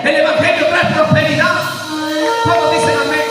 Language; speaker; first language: Spanish; native; Spanish